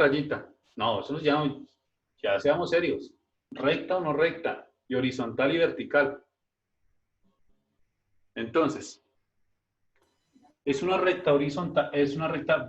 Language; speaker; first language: Spanish; native; Spanish